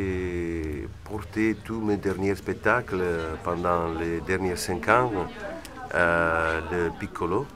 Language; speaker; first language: French; non-native, fluent; Italian